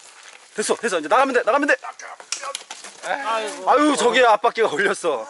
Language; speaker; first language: Korean; native; Korean